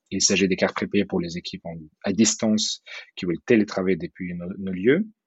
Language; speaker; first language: French; non-native, fluent; Russian